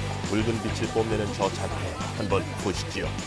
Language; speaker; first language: Korean; native; Korean